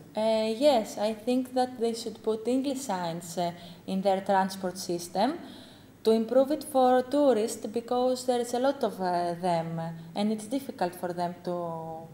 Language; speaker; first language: English; non-native, fluent; Greek